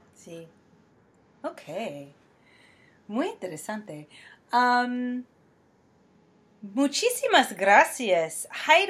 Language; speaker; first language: Spanish; non-native, fluent; English